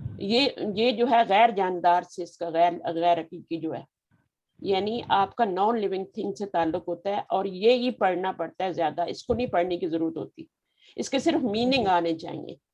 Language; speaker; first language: Urdu; native; Urdu